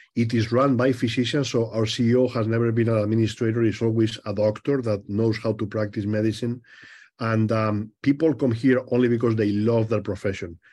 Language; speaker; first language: English; non-native, fluent; Spanish